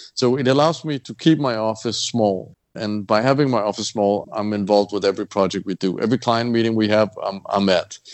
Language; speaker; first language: English; non-native, fluent; Danish